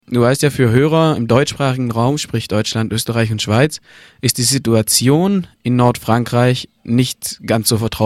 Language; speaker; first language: German; native; German